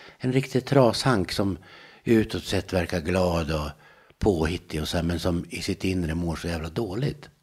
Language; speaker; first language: Swedish; native; Swedish